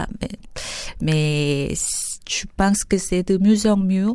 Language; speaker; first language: French; non-native, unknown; Korean